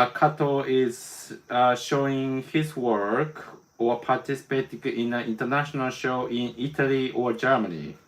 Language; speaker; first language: English; non-native, learner; Japanese